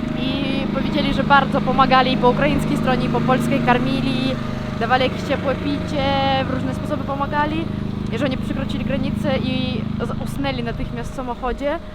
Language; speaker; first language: Polish; non-native, fluent; Ukrainian